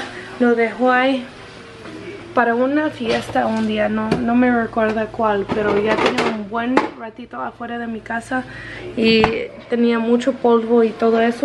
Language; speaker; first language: Spanish; early bilingual, heritage; English